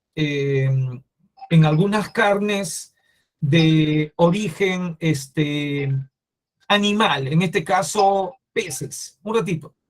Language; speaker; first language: Spanish; native; Spanish